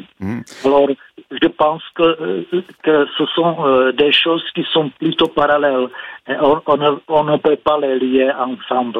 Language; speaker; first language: French; non-native, fluent; Czech